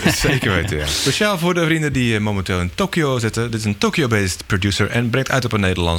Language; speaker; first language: Dutch; native; Dutch